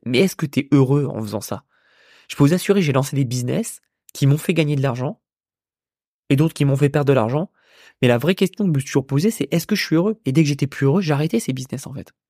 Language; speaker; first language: French; native; French